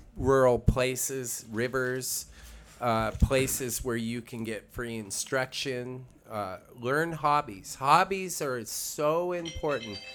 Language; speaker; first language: English; native; English